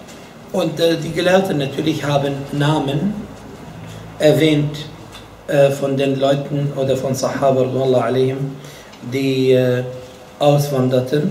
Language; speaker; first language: German; non-native, fluent; Arabic